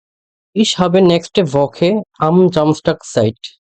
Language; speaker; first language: German; non-native, fluent; Bangla